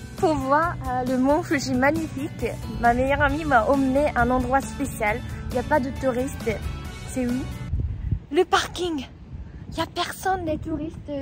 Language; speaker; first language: French; non-native, fluent; Japanese